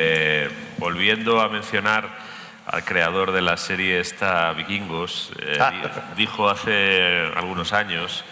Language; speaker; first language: Spanish; native; Spanish